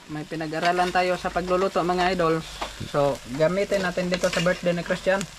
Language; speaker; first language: Filipino; non-native, local second language; Cebuano